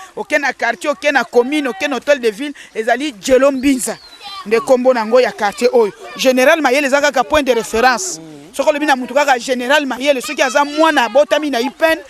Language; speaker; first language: Lingala; native; Lingala